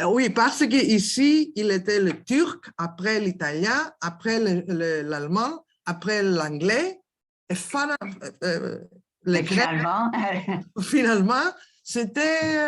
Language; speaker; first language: French; non-native, learner; Greek